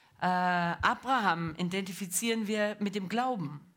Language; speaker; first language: German; non-native, learner; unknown